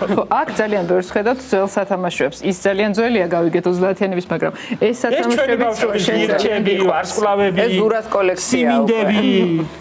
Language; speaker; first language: Georgian; native; Georgian